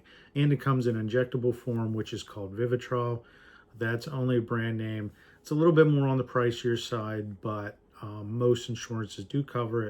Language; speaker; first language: English; native; English